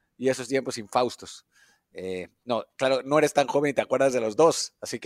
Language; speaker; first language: Spanish; native; Spanish